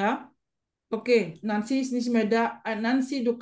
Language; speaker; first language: German; non-native, fluent; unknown